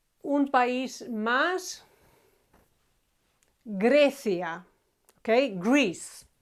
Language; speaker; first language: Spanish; non-native, fluent; Croatian